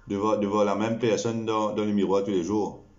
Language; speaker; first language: French; non-native, local second language; Morisyen